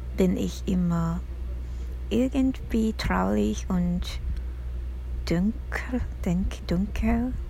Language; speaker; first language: German; non-native, learner; Japanese